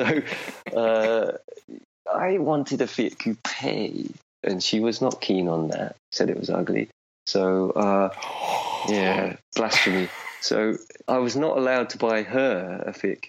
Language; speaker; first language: English; native; English